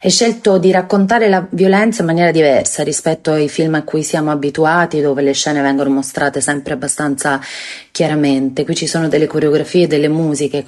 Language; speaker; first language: Italian; native; Italian